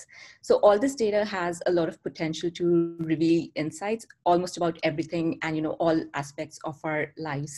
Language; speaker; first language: English; non-native, local second language; Hindi